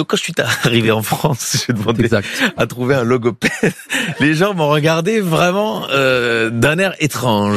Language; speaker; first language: French; native; French